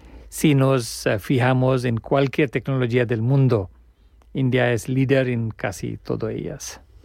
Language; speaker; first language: Spanish; non-native, learner; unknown